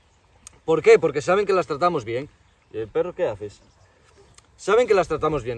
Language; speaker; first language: Spanish; native; Spanish